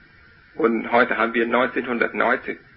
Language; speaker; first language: German; non-native, learner; Vietnamese